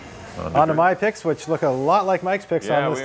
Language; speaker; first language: English; native; English